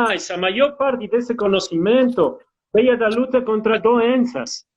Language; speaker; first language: Portuguese; non-native, fluent; Spanish